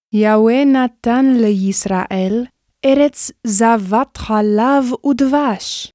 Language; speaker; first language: Hebrew; non-native, fluent; English